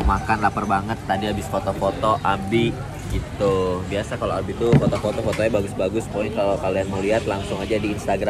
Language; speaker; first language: Indonesian; native; Indonesian